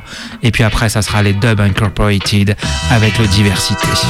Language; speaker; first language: French; native; French